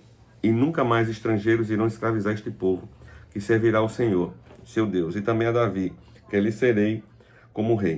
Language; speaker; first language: Portuguese; native; Portuguese